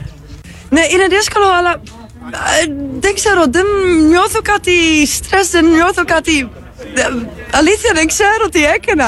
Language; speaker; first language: Greek; non-native, learner; Dutch